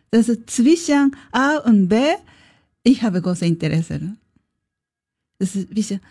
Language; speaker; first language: German; non-native, learner; Japanese